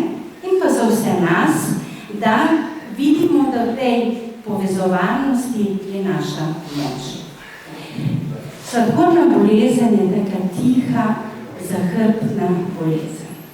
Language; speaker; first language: Slovenian; native; Slovenian